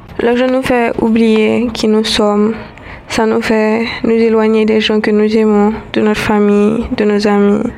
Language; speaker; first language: French; non-native, local second language; Haitian Creole